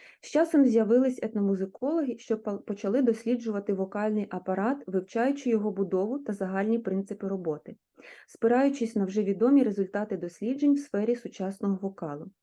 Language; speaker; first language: Ukrainian; native; Ukrainian